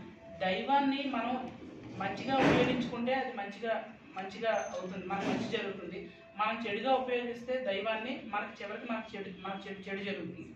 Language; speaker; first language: Telugu; native; Telugu